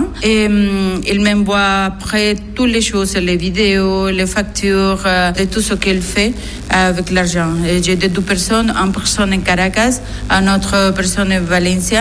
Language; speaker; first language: French; non-native, learner; Spanish